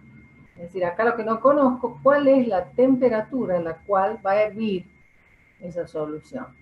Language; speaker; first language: Spanish; native; Spanish